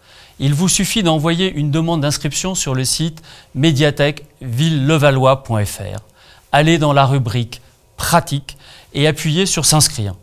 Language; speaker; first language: French; native; French